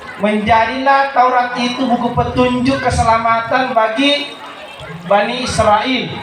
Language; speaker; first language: Indonesian; native; Indonesian